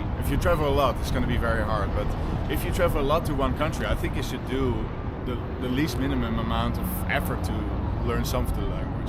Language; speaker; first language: English; non-native, fluent; Dutch